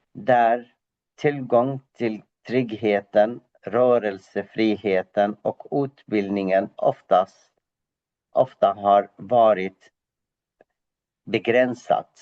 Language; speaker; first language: Swedish; non-native, fluent; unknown